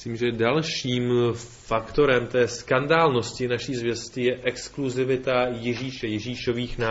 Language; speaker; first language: Czech; native; Czech